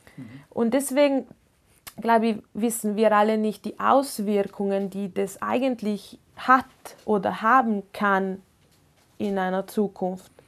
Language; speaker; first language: German; non-native, local second language; Ladin